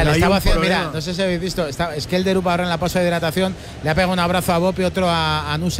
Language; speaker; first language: Spanish; native; Spanish